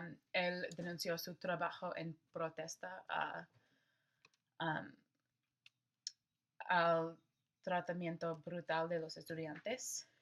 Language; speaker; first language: Spanish; non-native, learner; English